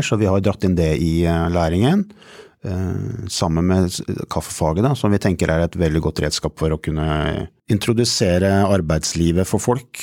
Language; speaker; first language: Norwegian; native; Norwegian